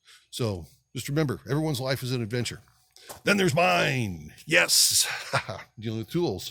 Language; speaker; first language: English; native; English